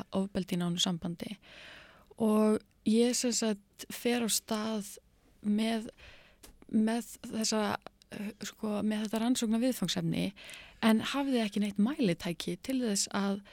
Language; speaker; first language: Icelandic; native; Icelandic